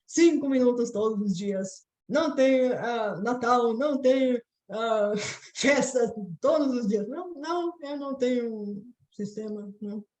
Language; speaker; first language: Portuguese; non-native, fluent; Bulgarian